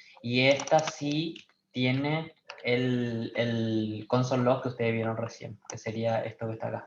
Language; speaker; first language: Spanish; native; Spanish